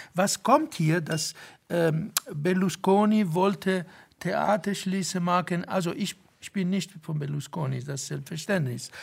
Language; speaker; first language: German; non-native, fluent; Italian